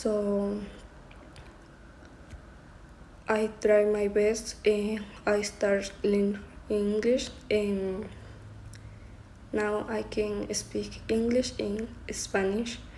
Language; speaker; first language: English; non-native, learner; Spanish